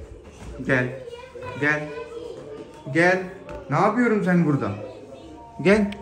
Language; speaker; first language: Turkish; non-native, learner; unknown